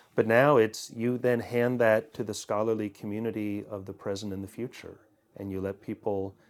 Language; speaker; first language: English; native; English